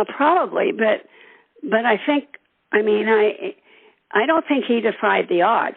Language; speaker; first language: English; native; English